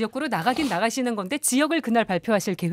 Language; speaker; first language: Korean; native; Korean